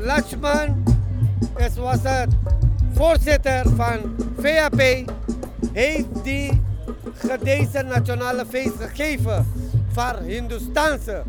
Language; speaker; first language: Dutch; non-native, local second language; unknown